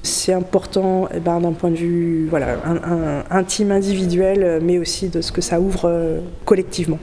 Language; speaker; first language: French; native; French